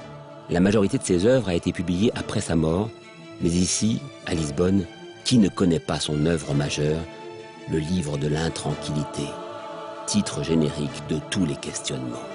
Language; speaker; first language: French; native; French